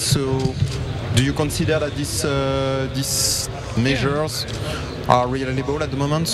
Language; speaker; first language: English; non-native, fluent; French